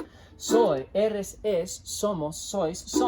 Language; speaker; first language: Spanish; non-native, fluent; English